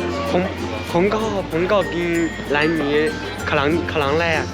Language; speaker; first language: Thai; non-native, learner; Chinese